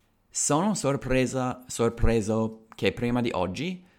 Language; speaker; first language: Italian; non-native, fluent; English